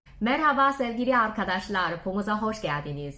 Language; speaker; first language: Turkish; non-native, learner; Chinese